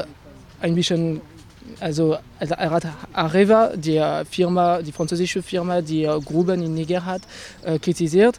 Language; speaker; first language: German; non-native, fluent; French